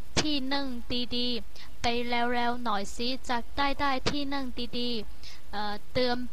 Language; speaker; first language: Thai; non-native, learner; Chinese